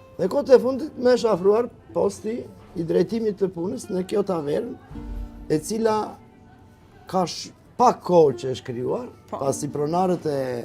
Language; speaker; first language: Albanian; native; Albanian